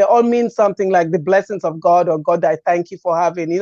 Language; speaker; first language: English; native; English